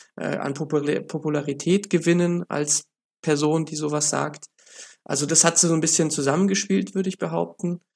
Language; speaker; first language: German; native; German